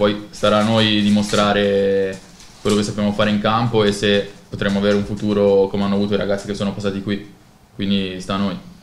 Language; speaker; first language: Italian; native; Italian